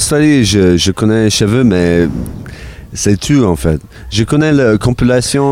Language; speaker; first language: French; non-native, learner; English